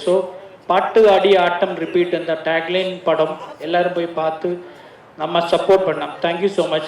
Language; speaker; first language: Tamil; non-native, learner; Malayalam